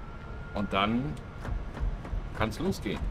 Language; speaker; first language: German; native; German